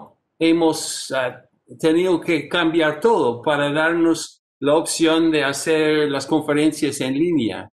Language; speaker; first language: Spanish; non-native, fluent; English